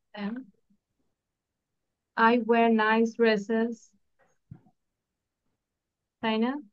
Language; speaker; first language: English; non-native, fluent; Bangla